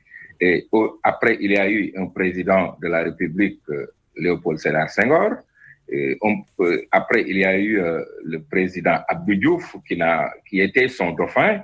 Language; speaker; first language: French; non-native, local second language; Wolof